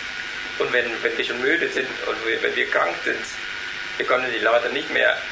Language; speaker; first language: German; non-native, learner; Vietnamese